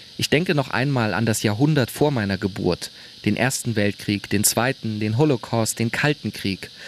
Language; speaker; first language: German; native; German